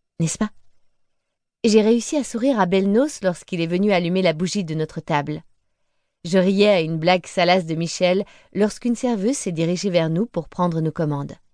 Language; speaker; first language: French; native; French